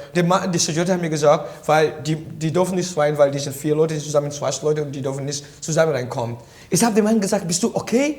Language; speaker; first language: German; non-native, fluent; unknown